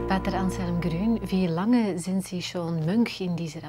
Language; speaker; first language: German; non-native, fluent; Dutch